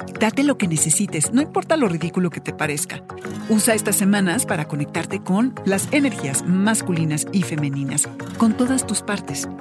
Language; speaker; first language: Spanish; native; Spanish